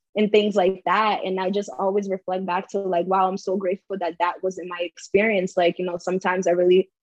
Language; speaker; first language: English; early bilingual, heritage; English